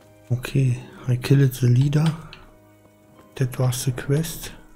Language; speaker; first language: English; non-native, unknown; German